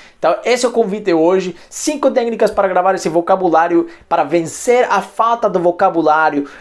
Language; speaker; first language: Portuguese; non-native, fluent; Spanish